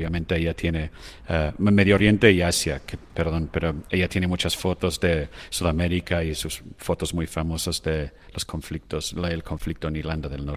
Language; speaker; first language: Spanish; non-native, fluent; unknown